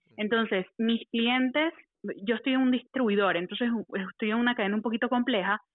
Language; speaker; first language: Spanish; native; Spanish